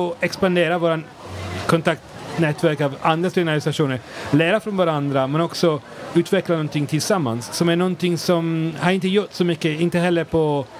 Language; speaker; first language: Swedish; non-native, fluent; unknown